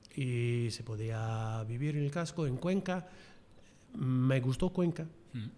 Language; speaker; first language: Spanish; non-native, fluent; English